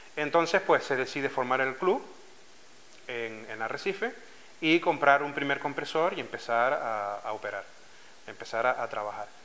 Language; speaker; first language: Spanish; native; Spanish